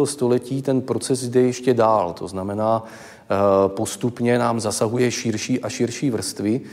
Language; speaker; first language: Czech; native; Czech